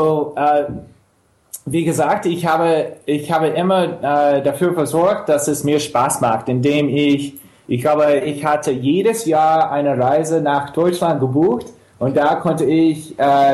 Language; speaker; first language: German; non-native, fluent; English